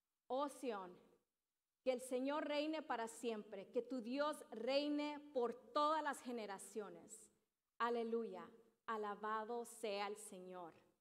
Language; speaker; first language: Spanish; early bilingual, heritage; Spanish